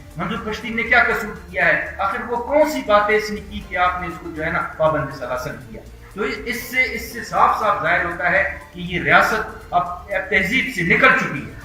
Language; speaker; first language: Urdu; non-native, local second language; Baluchi